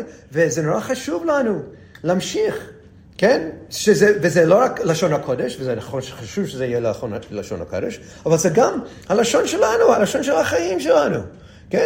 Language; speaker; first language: Hebrew; non-native, fluent; English